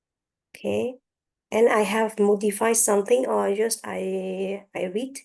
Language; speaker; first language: English; non-native, learner; French